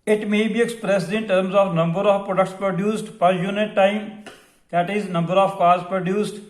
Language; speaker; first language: English; non-native, local second language; Punjabi